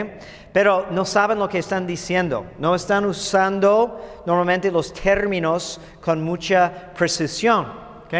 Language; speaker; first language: Spanish; non-native, fluent; English